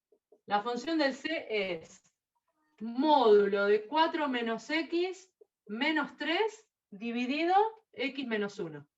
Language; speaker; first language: Spanish; native; Spanish